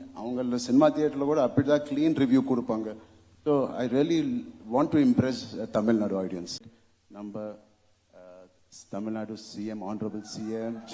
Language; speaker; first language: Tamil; non-native, local second language; Telugu